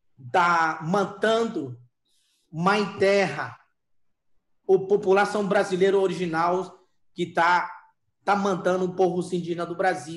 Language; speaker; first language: Portuguese; non-native, local second language; Yanomámi